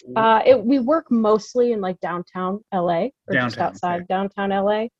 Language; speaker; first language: English; native; English